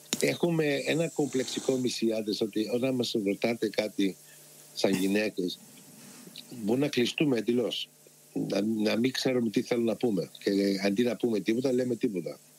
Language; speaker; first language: Greek; early bilingual, heritage; Greek